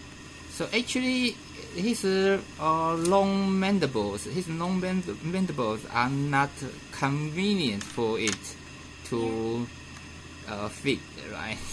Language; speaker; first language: English; non-native, fluent; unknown